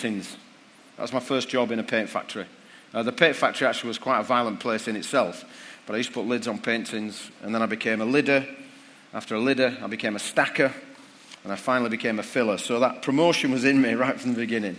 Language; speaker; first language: English; native; English